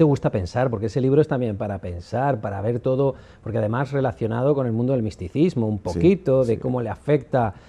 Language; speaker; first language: Spanish; native; Spanish